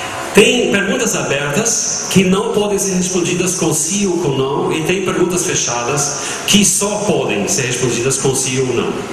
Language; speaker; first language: Portuguese; non-native, fluent; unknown